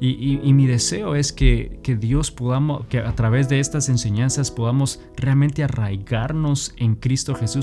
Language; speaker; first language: Spanish; native; Spanish